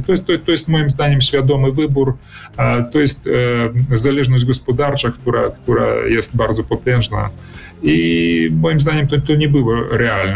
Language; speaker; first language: Polish; early bilingual, heritage; Polish